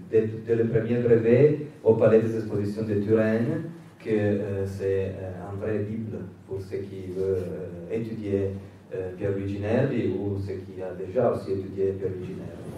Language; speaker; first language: French; non-native, fluent; Italian